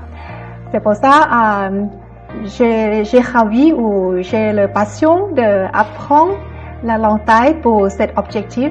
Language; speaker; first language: French; non-native, fluent; Thai